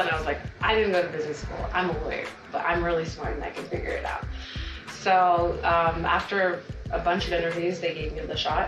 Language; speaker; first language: English; native; English